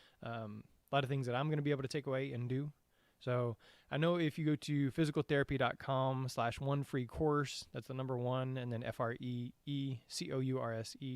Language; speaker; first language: English; native; English